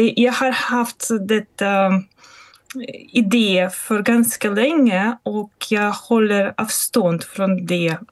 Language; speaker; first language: Swedish; non-native, fluent; Russian